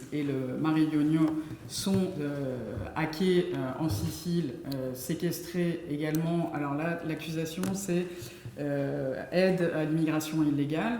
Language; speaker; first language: French; native; French